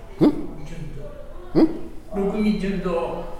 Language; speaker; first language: Japanese; non-native, learner; English